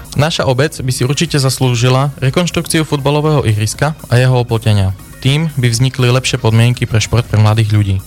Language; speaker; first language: Slovak; native; Slovak